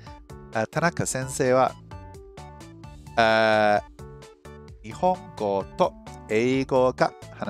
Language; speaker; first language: Japanese; non-native, learner; English